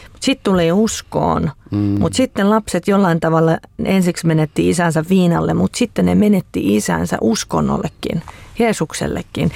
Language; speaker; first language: Finnish; native; Finnish